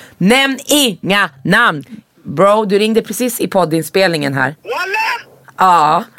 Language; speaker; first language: Swedish; early bilingual, other home language; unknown